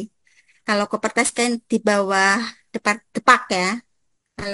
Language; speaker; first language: Indonesian; native; Indonesian